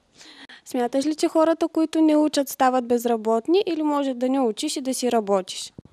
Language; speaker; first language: Bulgarian; native; Bulgarian